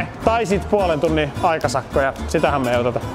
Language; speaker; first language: Finnish; native; Finnish